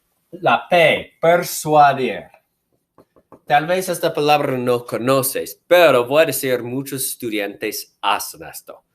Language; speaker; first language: Spanish; non-native, fluent; English